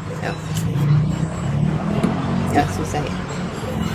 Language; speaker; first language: Indonesian; native; Indonesian